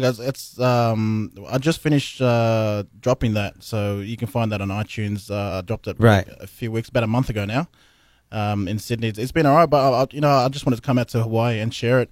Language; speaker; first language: English; native; English